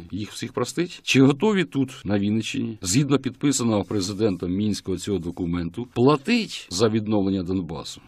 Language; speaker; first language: Ukrainian; native; Ukrainian